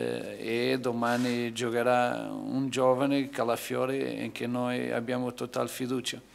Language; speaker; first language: Italian; non-native, fluent; Portuguese